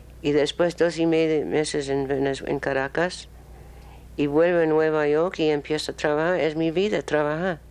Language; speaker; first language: Spanish; non-native, learner; English